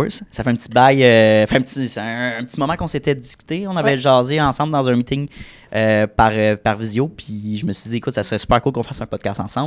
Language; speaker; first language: French; native; French